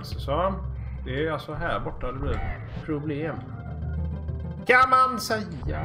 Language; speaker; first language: Swedish; native; Swedish